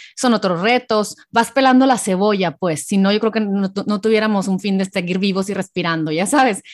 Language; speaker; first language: Spanish; native; Spanish